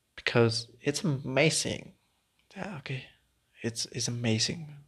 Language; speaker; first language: English; non-native, learner; Spanish